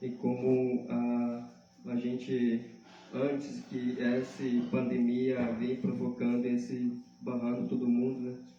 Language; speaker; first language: Portuguese; non-native, local second language; Guarani